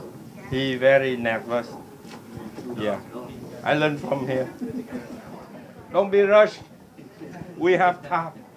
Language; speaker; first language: English; non-native, learner; Vietnamese